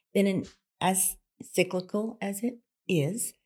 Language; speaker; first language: English; native; English